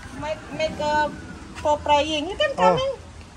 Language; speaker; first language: English; non-native, learner; Balinese